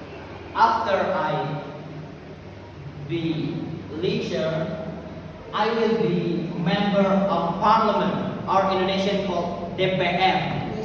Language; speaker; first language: English; non-native, learner; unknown